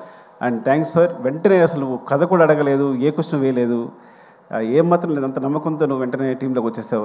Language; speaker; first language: Telugu; native; Telugu